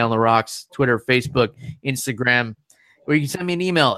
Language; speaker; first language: English; native; English